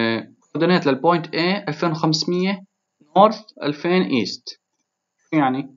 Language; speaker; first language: Arabic; native; Arabic